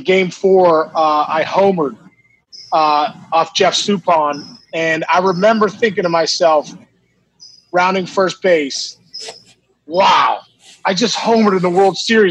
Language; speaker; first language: English; native; English